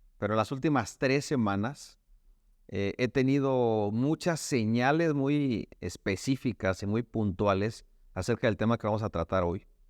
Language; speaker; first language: Spanish; native; Spanish